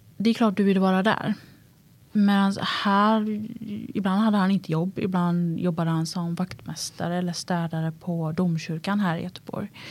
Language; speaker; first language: Swedish; early bilingual, other home language; Tigrinya